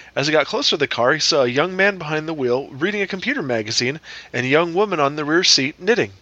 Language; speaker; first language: English; native; English